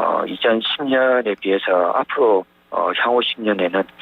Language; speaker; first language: Korean; native; Korean